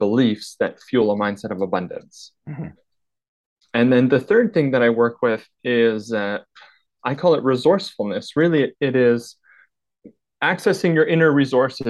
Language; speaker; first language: English; native; English